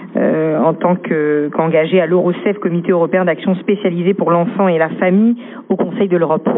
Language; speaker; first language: French; native; French